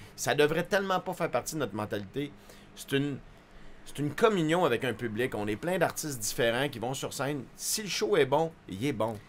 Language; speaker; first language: French; native; French